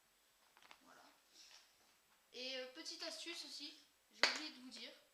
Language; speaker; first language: French; native; French